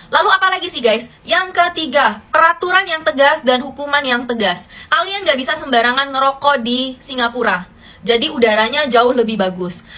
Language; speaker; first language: Indonesian; native; Indonesian